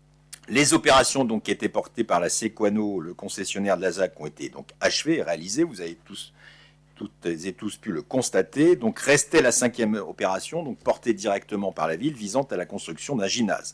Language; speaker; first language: French; native; French